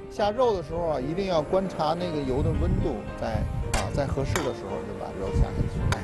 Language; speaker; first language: Chinese; native; Chinese